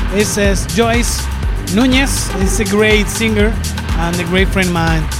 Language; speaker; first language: English; non-native, learner; Spanish